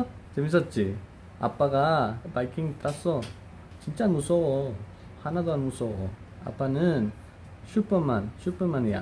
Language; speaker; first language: Korean; non-native, learner; Spanish